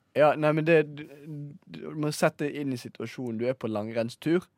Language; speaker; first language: Norwegian; native; Norwegian